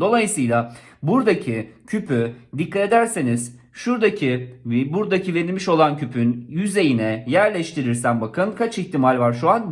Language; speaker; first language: Turkish; native; Turkish